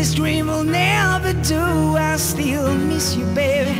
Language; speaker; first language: English; non-native, learner; Indonesian